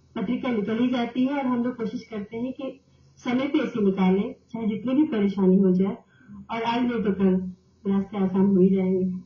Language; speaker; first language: Hindi; native; Hindi